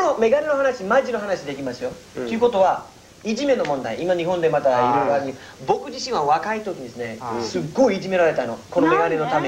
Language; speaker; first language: Japanese; non-native, fluent; English